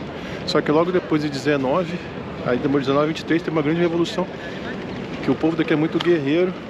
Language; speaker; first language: Portuguese; native; Portuguese